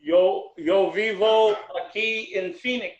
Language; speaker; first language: Spanish; non-native, learner; English